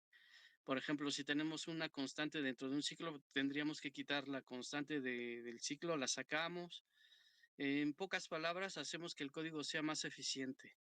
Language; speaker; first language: Spanish; native; Spanish